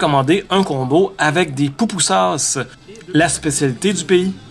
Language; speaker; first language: French; native; French